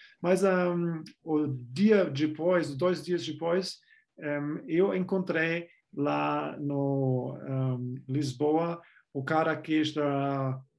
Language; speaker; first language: Portuguese; non-native, fluent; German